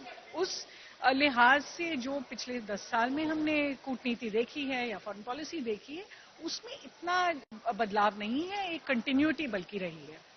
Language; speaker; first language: Hindi; native; Hindi